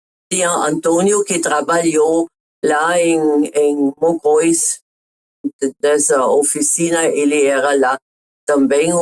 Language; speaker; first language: Portuguese; non-native, fluent; German